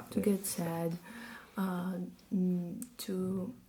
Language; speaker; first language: English; non-native, fluent; Russian